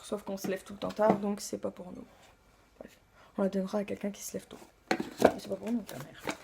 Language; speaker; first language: French; native; French